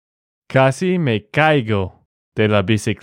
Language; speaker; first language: Spanish; non-native, fluent; English